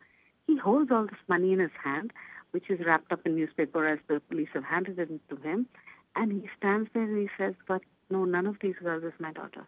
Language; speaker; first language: English; non-native, local second language; Bangla